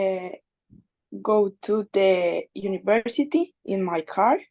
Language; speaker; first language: English; non-native, learner; Spanish